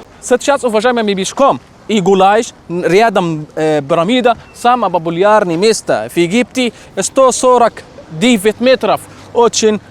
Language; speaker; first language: Russian; non-native, learner; Arabic